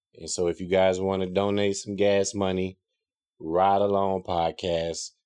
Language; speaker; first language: English; native; English